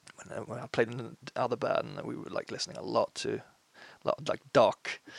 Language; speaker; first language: English; non-native, fluent; Swedish